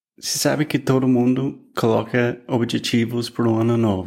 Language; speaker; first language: Portuguese; non-native, fluent; English